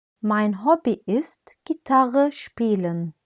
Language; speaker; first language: German; non-native, fluent; Turkish